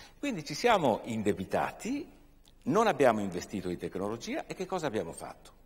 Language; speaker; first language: Italian; native; Italian